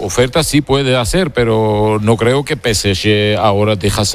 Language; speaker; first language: Spanish; non-native, fluent; Georgian